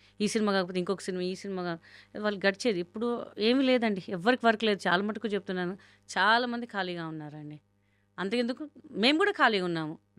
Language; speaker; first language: Telugu; non-native, local second language; Hindi